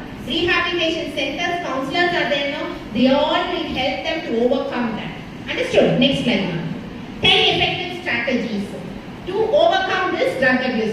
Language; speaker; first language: English; non-native, local second language; Tamil